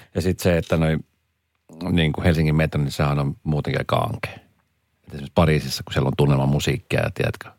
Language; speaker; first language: Finnish; native; Finnish